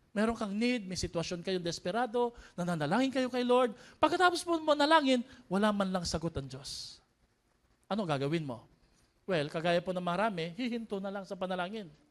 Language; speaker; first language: Filipino; native; Filipino